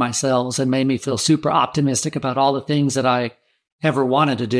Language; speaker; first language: English; native; English